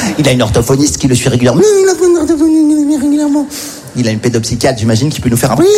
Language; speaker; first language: French; native; French